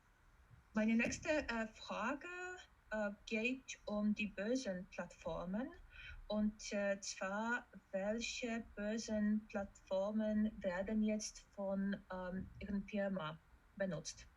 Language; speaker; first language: German; non-native, fluent; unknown